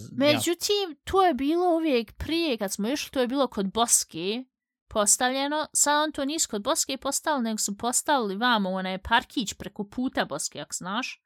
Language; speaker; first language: Bosnian; early bilingual, heritage; Bosnian